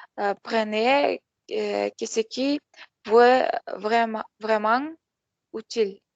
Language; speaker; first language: French; non-native, learner; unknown